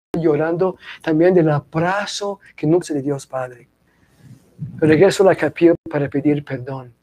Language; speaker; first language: Spanish; non-native, fluent; English